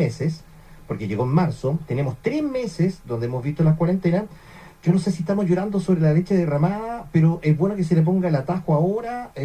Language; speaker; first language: Spanish; native; Spanish